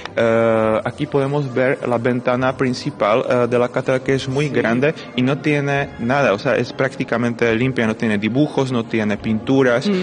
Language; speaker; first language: Spanish; non-native, fluent; Czech